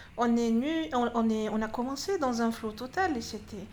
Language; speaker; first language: French; non-native, local second language; Arabic